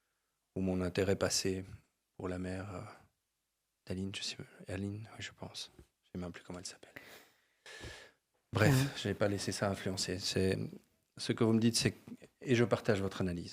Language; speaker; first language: French; native; French